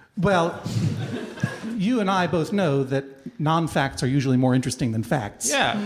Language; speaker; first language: English; native; English